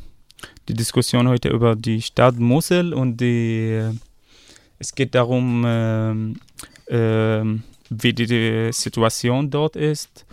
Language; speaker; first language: German; non-native, fluent; Arabic